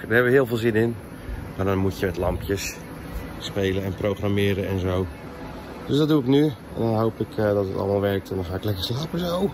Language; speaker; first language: Dutch; native; Dutch